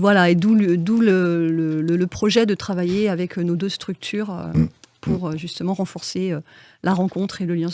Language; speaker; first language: French; native; French